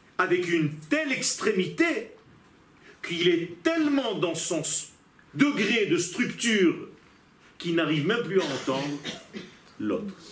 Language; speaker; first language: French; non-native, fluent; Hebrew